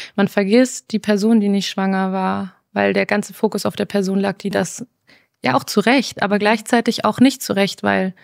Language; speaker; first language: German; native; German